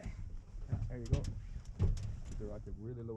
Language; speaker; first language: English; native; English